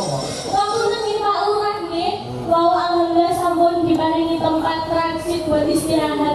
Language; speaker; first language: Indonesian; non-native, local second language; Javanese